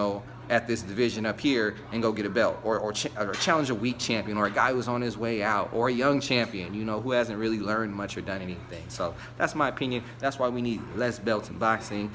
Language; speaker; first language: English; native; English